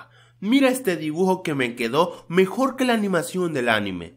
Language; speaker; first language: Spanish; native; Spanish